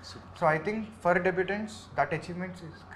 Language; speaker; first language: Telugu; native; Telugu